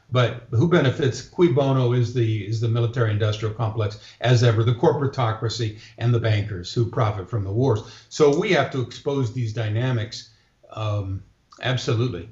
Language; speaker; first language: English; native; English